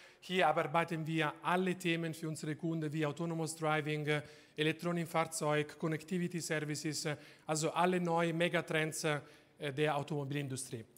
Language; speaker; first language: German; non-native, fluent; Italian